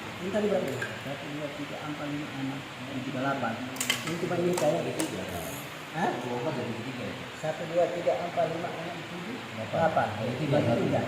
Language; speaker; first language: Indonesian; non-native, fluent; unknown